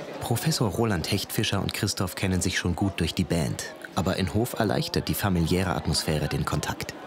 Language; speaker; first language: German; native; German